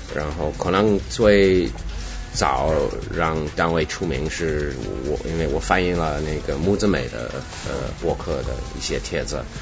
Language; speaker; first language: Chinese; non-native, fluent; Russian